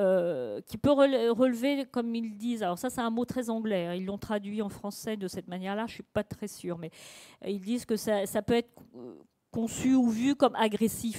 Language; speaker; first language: French; native; French